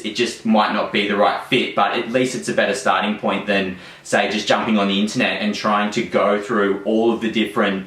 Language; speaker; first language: English; native; English